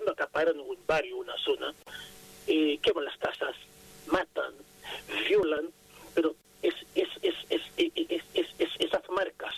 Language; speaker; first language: Spanish; non-native, fluent; Haitian Creole